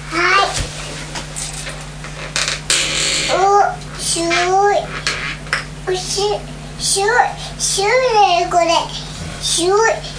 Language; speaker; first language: Japanese; native; Japanese